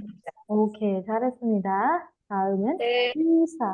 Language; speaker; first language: Korean; non-native, fluent; Indonesian